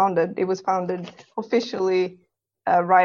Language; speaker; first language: English; non-native, fluent; Swedish